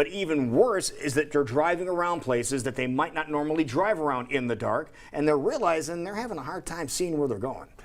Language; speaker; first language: English; native; English